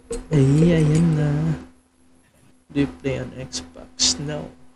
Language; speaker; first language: English; non-native, local second language; Filipino